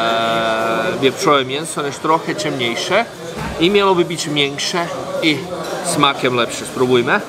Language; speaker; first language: Polish; non-native, fluent; Croatian